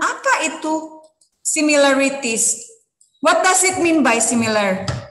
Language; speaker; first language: English; non-native, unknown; Indonesian